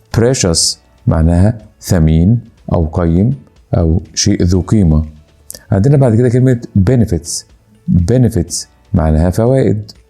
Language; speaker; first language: Egyptian Arabic; native; Egyptian Arabic